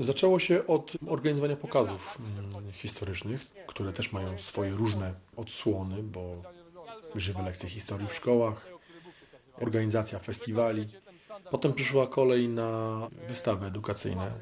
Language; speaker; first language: Polish; native; Polish